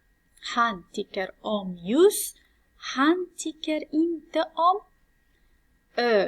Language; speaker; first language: Swedish; non-native, fluent; Persian